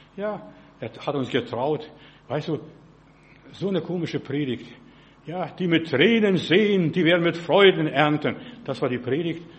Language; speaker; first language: German; non-native, fluent; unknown